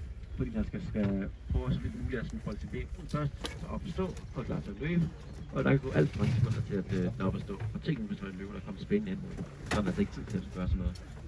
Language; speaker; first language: Danish; native; Danish